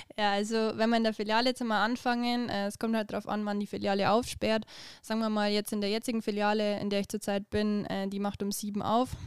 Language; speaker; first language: German; native; German